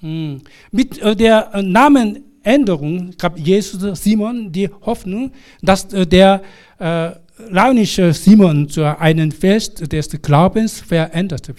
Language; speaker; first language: German; non-native, fluent; Korean